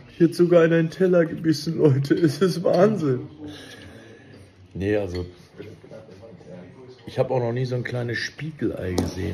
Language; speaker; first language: German; native; German